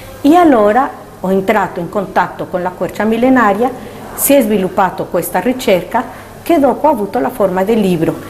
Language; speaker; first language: Italian; non-native, fluent; Spanish